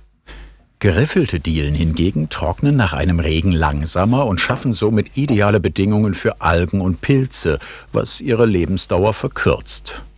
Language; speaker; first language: German; native; German